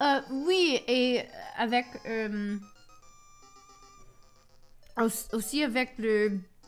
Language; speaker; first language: French; non-native, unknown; English